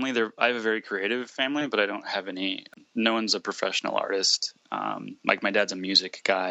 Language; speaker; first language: English; native; English